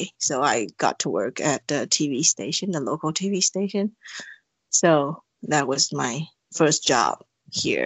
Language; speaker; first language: English; non-native, fluent; Thai